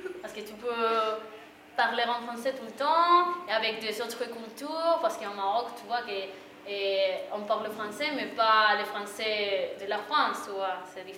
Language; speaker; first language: French; non-native, learner; Spanish